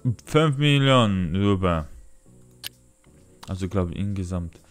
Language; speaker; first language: German; non-native, learner; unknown